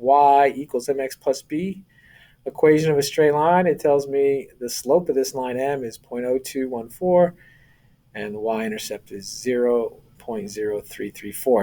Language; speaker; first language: English; native; English